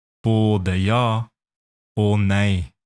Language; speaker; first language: Norwegian; non-native, fluent; Polish